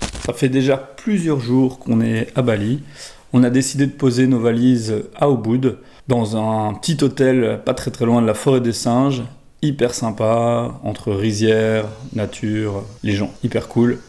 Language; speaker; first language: French; native; French